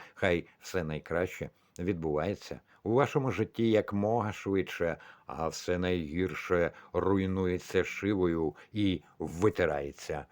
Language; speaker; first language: Ukrainian; non-native, local second language; Russian